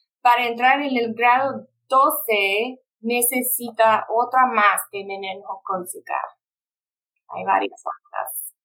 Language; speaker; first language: Spanish; non-native, fluent; English